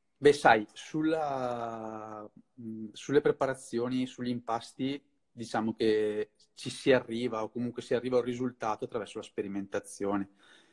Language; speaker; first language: Italian; native; Italian